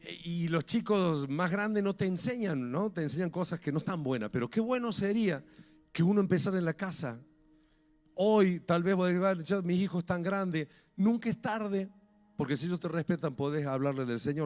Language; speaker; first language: Spanish; native; Spanish